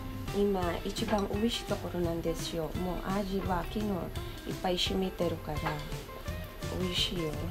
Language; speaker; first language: Japanese; non-native, fluent; Filipino